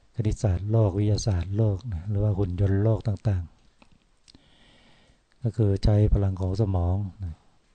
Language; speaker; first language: Thai; native; Thai